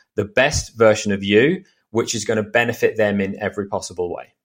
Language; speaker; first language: English; native; English